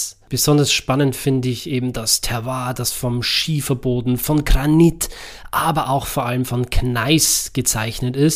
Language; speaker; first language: German; native; German